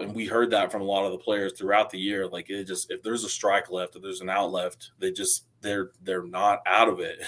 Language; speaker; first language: English; native; English